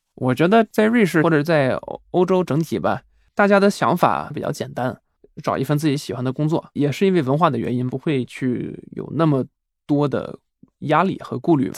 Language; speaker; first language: Chinese; non-native, fluent; Swiss German